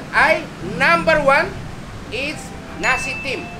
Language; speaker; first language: English; non-native, learner; Indonesian